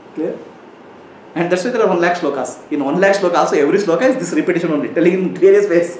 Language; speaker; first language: English; non-native, local second language; Kannada